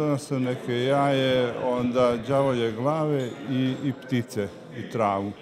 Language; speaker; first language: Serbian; non-native, local second language; Hungarian